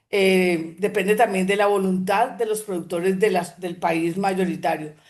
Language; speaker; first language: Spanish; native; Spanish